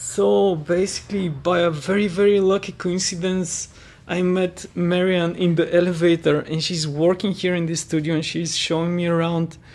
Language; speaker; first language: English; non-native, fluent; Bulgarian